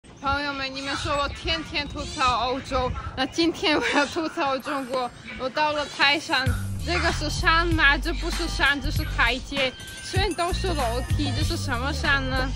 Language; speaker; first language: Chinese; non-native, fluent; Czech